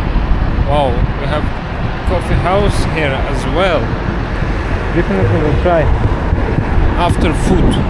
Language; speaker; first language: English; non-native, fluent; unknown